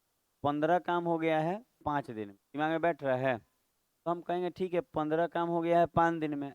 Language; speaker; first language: Hindi; native; Hindi